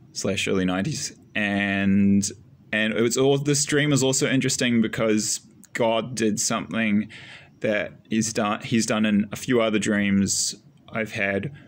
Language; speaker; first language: English; native; English